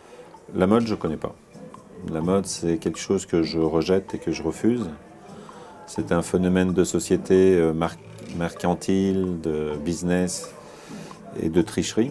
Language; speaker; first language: French; early bilingual, other home language; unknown